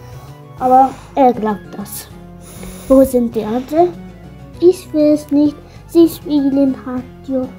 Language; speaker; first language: German; non-native, learner; Arabic